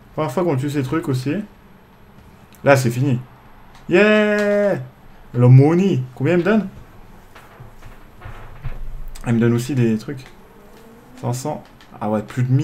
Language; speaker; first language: French; native; French